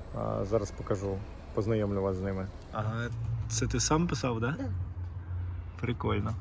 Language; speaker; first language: Ukrainian; non-native, local second language; Russian